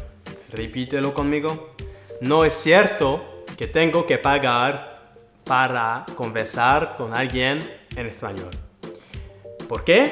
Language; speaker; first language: Spanish; non-native, learner; French